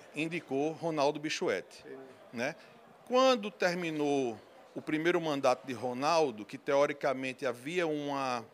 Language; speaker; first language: Portuguese; native; Portuguese